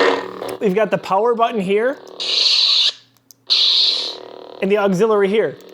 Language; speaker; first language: English; native; English